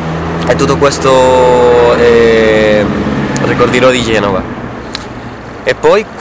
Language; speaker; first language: Italian; non-native, fluent; Spanish